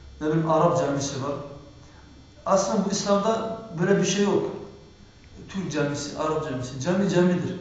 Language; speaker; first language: Turkish; early bilingual, heritage; Turkish